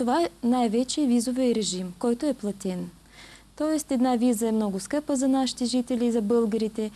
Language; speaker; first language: Bulgarian; early bilingual, heritage; Bulgarian